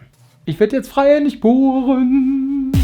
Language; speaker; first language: German; native; German